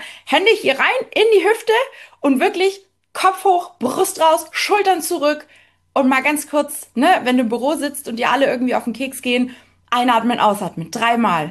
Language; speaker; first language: German; native; German